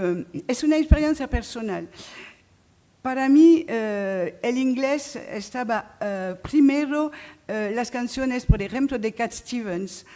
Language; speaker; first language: Spanish; non-native, fluent; French